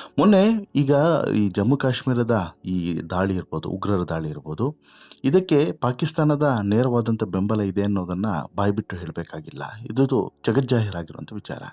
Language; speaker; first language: Kannada; native; Kannada